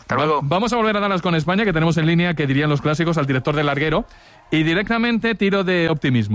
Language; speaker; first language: Spanish; native; Spanish